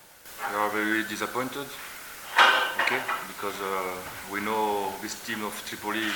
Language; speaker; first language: English; non-native, learner; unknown